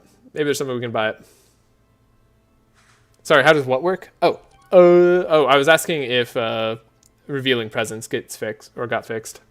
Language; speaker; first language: English; native; English